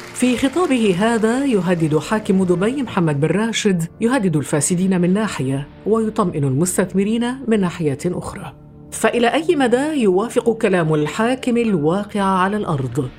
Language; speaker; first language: Arabic; native; Arabic